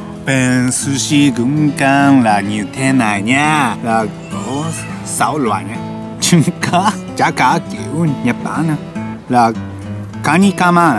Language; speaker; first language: Vietnamese; non-native, learner; Japanese